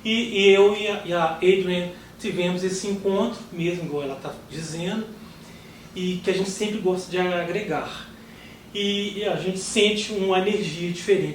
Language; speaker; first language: Portuguese; native; Portuguese